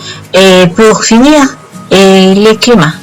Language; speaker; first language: French; non-native, learner; Spanish